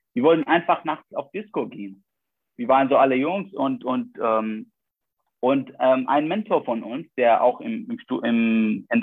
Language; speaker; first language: German; non-native, fluent; Arabic